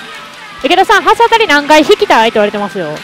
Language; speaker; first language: Japanese; native; Japanese